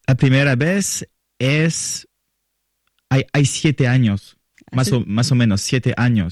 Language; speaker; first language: Spanish; non-native, learner; French